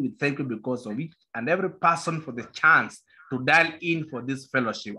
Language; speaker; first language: English; non-native, local second language; Kamba